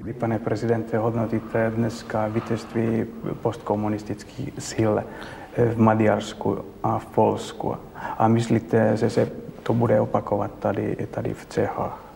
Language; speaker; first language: Czech; non-native, learner; Finnish